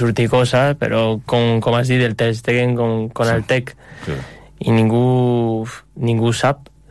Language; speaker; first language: Catalan; non-native, local second language; Spanish